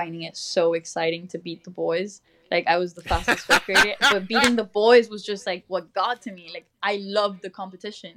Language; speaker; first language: English; early bilingual, other home language; Spanish